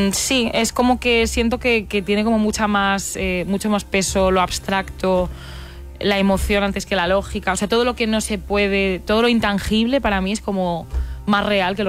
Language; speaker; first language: Spanish; native; Spanish